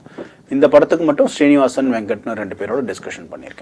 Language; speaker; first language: Tamil; native; Tamil